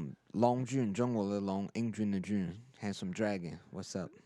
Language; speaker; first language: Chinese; non-native, fluent; English